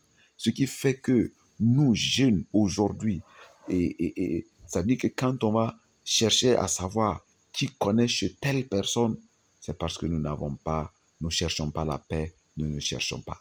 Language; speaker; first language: French; non-native, local second language; Mossi